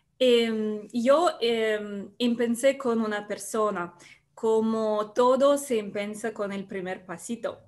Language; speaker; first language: Spanish; non-native, learner; Russian